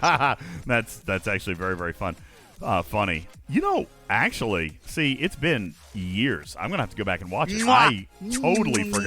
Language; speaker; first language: English; native; English